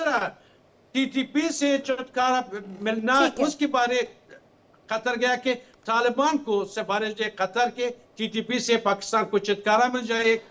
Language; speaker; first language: Hindi; non-native, fluent; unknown